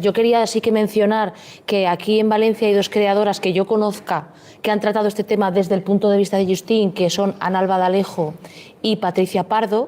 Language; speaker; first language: Spanish; native; Spanish